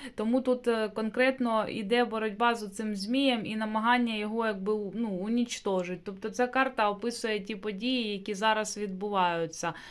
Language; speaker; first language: Ukrainian; non-native, local second language; Russian